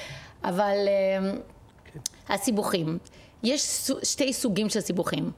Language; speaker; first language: Hebrew; non-native, fluent; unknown